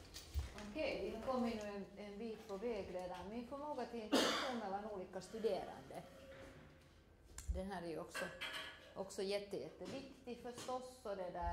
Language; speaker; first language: Swedish; native; Swedish